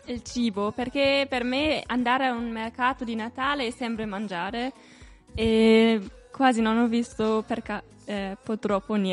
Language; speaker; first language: Italian; non-native, learner; German